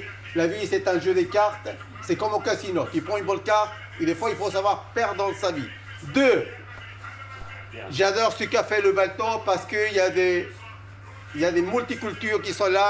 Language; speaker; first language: French; non-native, fluent; Spanish